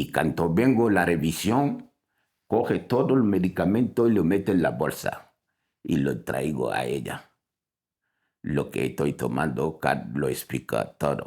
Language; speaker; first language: Spanish; non-native, fluent; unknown